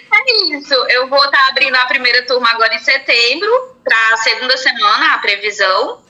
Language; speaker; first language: Portuguese; native; Portuguese